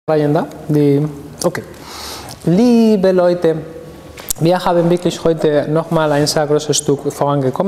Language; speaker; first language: German; non-native, fluent; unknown